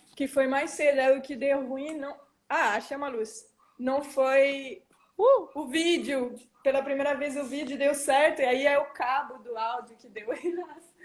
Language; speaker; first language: Portuguese; early bilingual, heritage; French